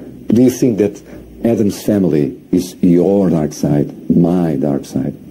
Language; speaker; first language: English; non-native, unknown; Portuguese